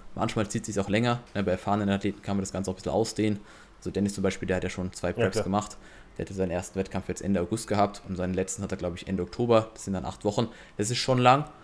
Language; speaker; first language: German; native; German